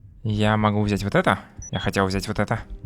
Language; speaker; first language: Russian; native; Russian